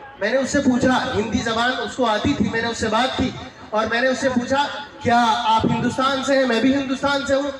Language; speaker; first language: Urdu; native; Urdu